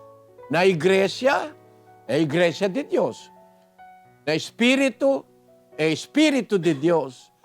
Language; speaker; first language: Portuguese; non-native, fluent; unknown